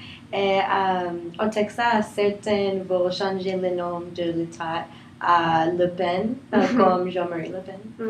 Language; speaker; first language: French; non-native, learner; English